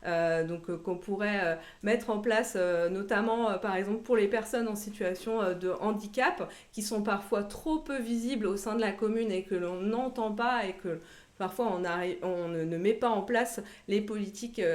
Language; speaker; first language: French; native; French